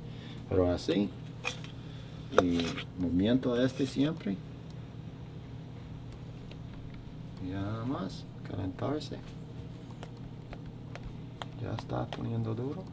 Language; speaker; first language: Spanish; non-native, learner; English